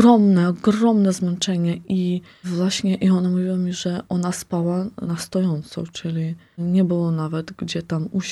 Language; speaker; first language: Polish; non-native, fluent; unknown